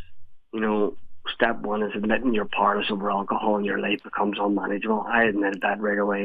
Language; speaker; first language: English; native; English